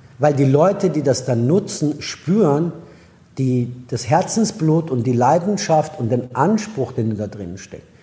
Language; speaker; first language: German; non-native, fluent; Persian